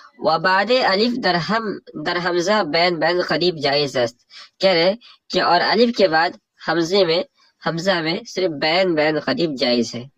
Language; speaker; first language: Urdu; native; Urdu